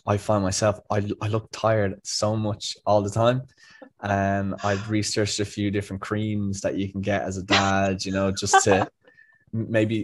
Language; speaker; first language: English; native; English